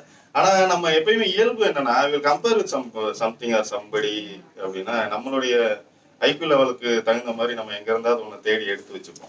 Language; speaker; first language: Tamil; native; Tamil